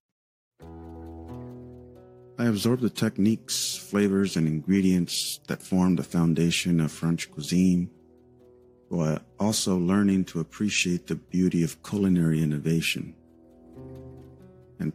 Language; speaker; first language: English; early bilingual, other home language; Spanish